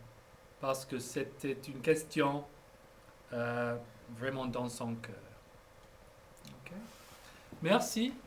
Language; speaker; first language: French; non-native, fluent; English